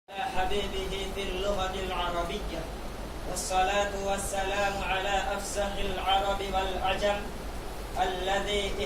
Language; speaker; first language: Arabic; non-native, learner; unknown